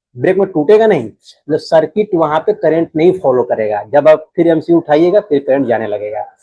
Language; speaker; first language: Hindi; native; Hindi